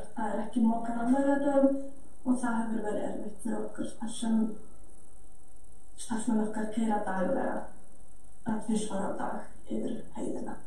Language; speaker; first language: Icelandic; non-native, fluent; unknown